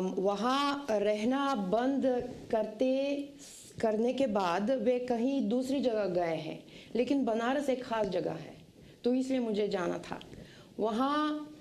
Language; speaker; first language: Hindi; non-native, fluent; Bulgarian